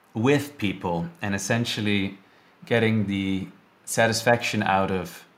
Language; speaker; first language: English; non-native, fluent; Dutch